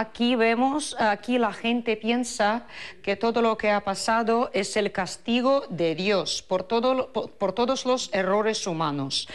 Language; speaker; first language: Spanish; non-native, fluent; Russian